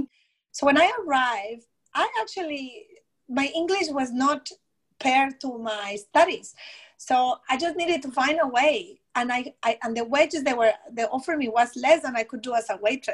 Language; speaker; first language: English; non-native, fluent; Spanish